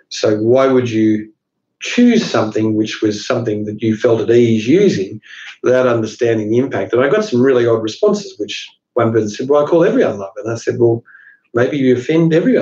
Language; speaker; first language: English; native; English